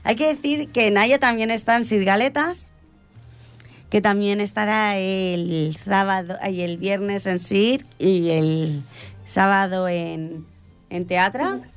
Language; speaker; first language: Spanish; non-native, local second language; Catalan